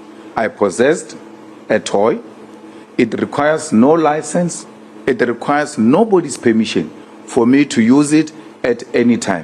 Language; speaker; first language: English; non-native, local second language; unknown